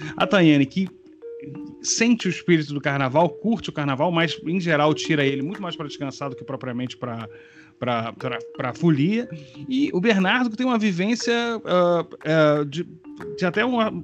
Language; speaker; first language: Portuguese; native; Portuguese